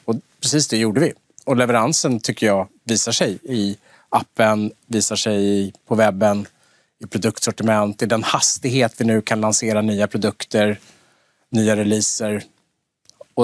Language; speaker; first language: Swedish; native; Swedish